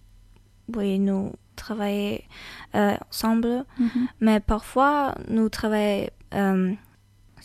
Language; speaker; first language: French; non-native, learner; German